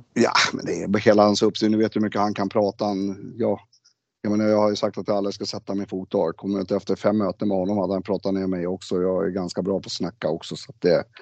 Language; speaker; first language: Swedish; native; Swedish